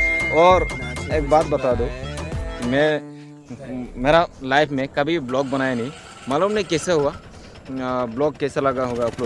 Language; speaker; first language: Hindi; non-native, local second language; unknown